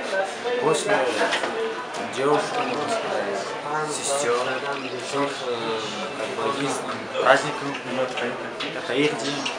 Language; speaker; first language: Russian; non-native, local second language; Tajik